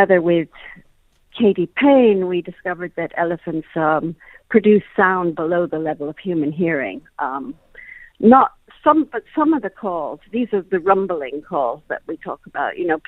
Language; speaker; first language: English; native; English